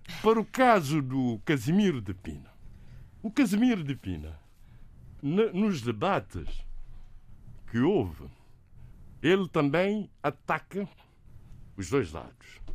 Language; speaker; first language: Portuguese; non-native, local second language; Kabuverdianu